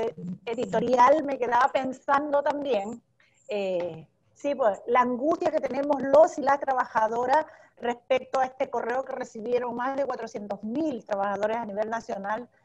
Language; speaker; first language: Spanish; native; Spanish